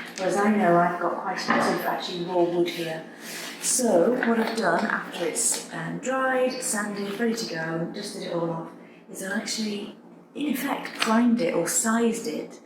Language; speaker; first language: English; native; English